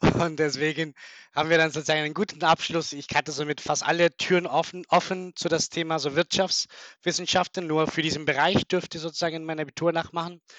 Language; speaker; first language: German; non-native, fluent; Spanish